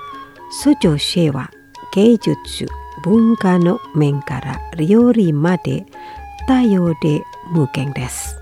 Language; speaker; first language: Japanese; non-native, fluent; Indonesian